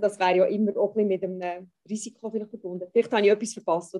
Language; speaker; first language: German; native; German